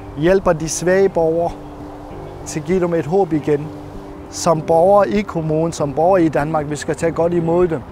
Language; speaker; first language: Danish; non-native, fluent; Persian